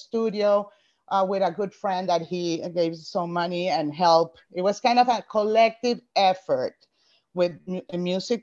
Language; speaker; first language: English; non-native, fluent; Spanish